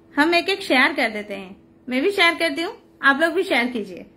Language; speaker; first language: Hindi; non-native, local second language; Odia